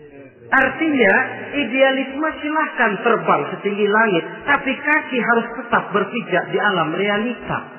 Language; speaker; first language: Indonesian; native; Indonesian